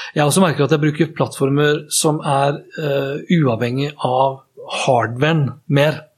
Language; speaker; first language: Norwegian; native; Norwegian